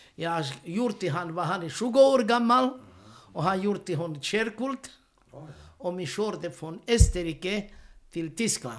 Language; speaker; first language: Swedish; non-native, learner; Romany